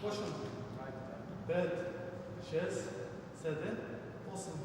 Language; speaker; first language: Bulgarian; non-native, local second language; Turkish